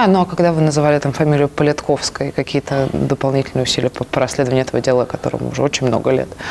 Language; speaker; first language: Russian; native; Russian